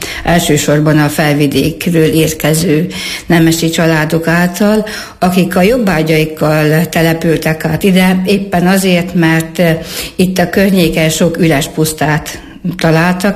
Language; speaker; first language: Hungarian; native; Hungarian